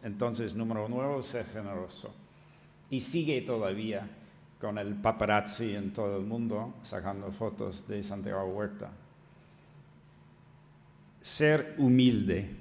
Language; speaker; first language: Spanish; non-native, fluent; English